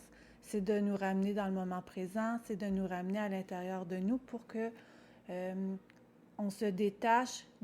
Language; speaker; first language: French; native; French